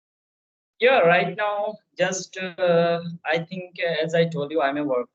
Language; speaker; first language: English; non-native, fluent; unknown